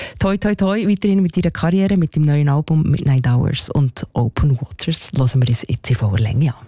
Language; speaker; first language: German; native; German